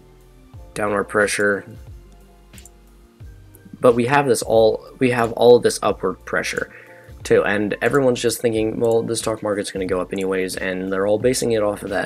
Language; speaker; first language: English; native; English